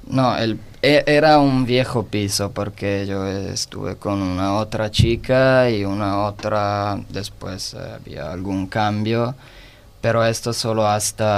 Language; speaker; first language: Spanish; non-native, learner; Italian